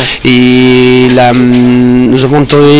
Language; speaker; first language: French; non-native, learner; Italian